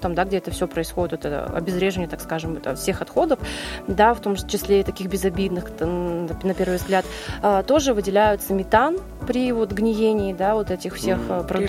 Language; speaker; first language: Russian; non-native, local second language; Yakut